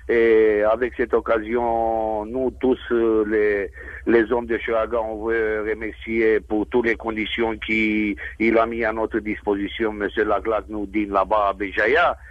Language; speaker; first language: French; non-native, fluent; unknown